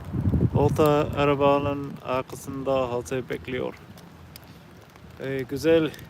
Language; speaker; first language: Turkish; non-native, learner; English